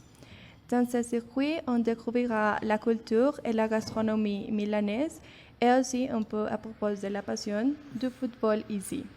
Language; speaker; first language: French; non-native, learner; Spanish